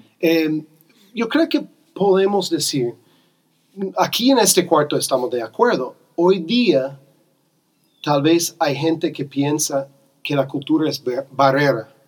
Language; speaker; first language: Spanish; non-native, fluent; English